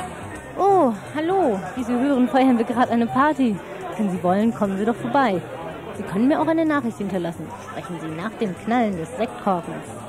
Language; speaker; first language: German; native; German